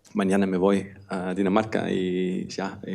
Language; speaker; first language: Spanish; non-native, learner; Danish